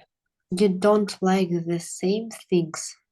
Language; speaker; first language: English; non-native, learner; Russian